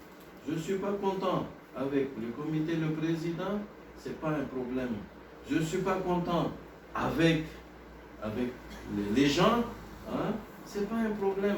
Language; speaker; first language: French; non-native, local second language; Gujarati